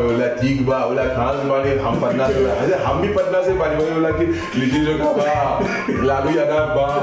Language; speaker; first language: Hindi; non-native, fluent; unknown